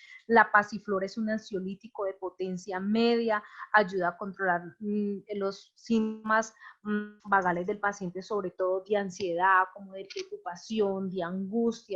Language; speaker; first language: Spanish; native; Spanish